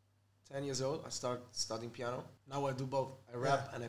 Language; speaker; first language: English; non-native, fluent; Italian